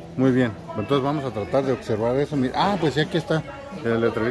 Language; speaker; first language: Spanish; native; Spanish